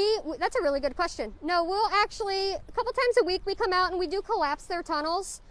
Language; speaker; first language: English; native; English